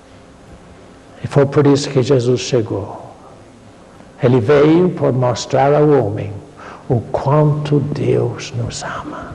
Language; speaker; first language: Portuguese; non-native, fluent; English